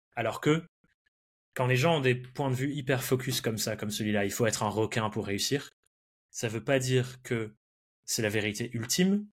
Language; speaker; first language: French; early bilingual, other home language; English